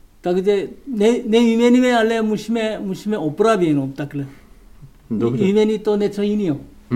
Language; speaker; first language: Czech; non-native, learner; Korean